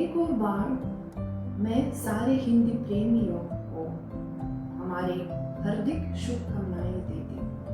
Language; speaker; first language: Hindi; non-native, fluent; Lithuanian